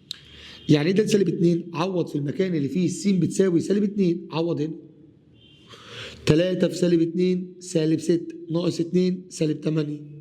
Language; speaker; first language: Arabic; native; Arabic